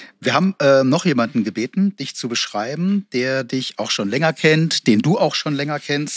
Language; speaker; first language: German; native; German